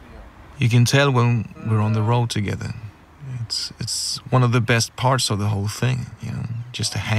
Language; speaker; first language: English; non-native, fluent; Swedish